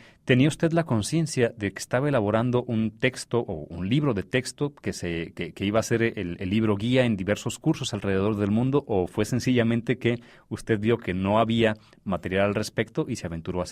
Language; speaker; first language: Spanish; native; Spanish